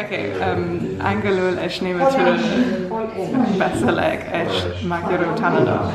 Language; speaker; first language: Hungarian; non-native, learner; English